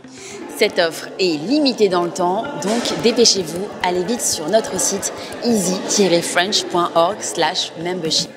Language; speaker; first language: French; native; French